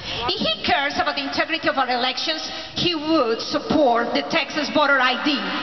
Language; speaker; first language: English; non-native, fluent; Spanish